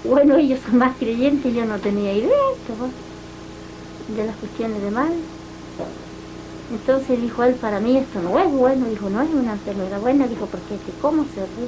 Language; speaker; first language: Spanish; native; Spanish